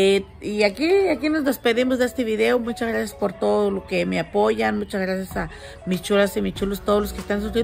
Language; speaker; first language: Spanish; native; Spanish